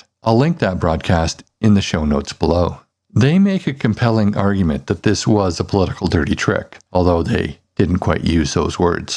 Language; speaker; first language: English; native; English